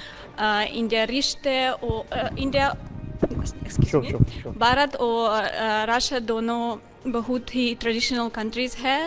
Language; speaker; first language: Hindi; non-native, learner; Russian